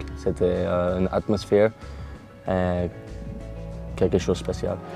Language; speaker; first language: French; non-native, learner; English